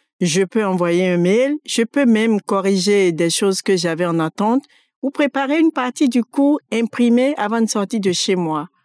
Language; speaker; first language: French; non-native, local second language; Fon